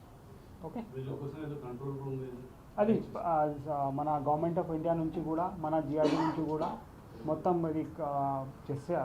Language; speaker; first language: Telugu; non-native, local second language; Hindi